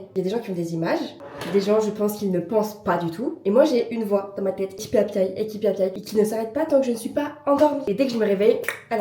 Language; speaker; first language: French; native; French